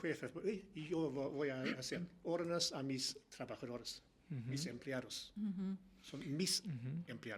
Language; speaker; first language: Spanish; non-native, learner; Swedish